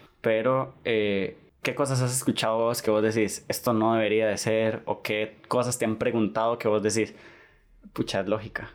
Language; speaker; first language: Spanish; native; Spanish